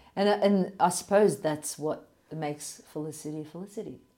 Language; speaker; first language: English; native; English